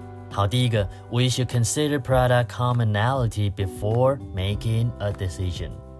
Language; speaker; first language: English; non-native, fluent; Chinese